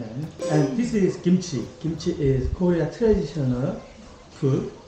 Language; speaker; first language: English; non-native, learner; Korean